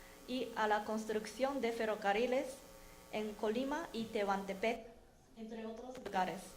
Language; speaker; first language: Spanish; non-native, learner; Japanese